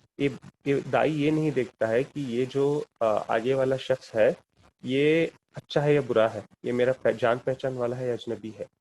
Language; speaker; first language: Urdu; non-native, local second language; Kannada